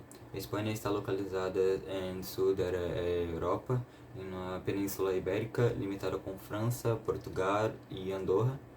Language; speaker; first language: Spanish; non-native, learner; Portuguese